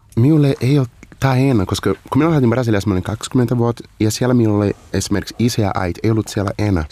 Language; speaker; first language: Finnish; non-native, fluent; Portuguese